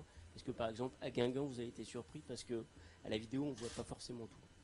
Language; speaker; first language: French; native; French